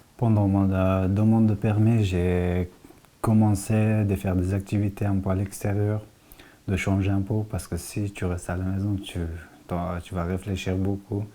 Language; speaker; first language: French; non-native, fluent; Persian